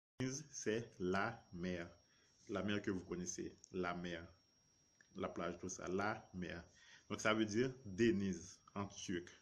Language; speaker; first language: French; non-native, local second language; Haitian Creole